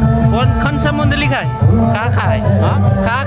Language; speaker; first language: Hindi; non-native, local second language; Bodo